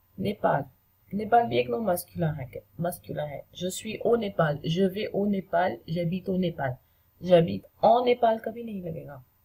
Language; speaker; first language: Hindi; native; Hindi